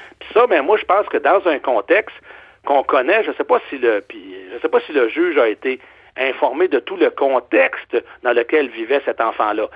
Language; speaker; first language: French; native; French